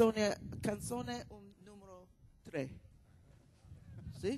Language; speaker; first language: Italian; non-native, learner; English